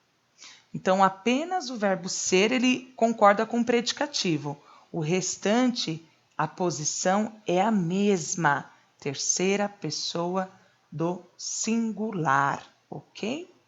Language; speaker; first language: Portuguese; native; Portuguese